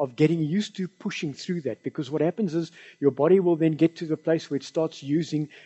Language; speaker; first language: English; non-native, local second language; Afrikaans